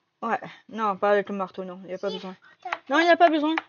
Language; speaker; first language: French; native; French